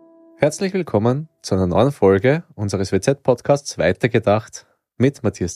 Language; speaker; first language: German; native; German